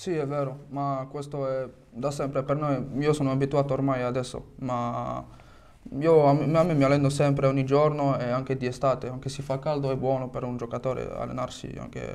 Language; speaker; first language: Italian; non-native, fluent; French